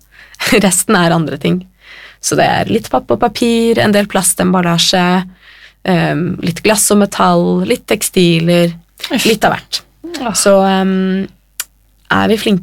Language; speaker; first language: Norwegian; native; Norwegian